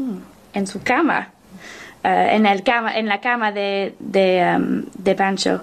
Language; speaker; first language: Spanish; non-native, learner; English